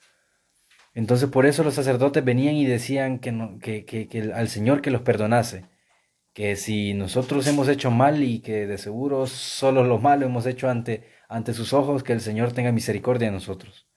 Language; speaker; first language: Spanish; native; Spanish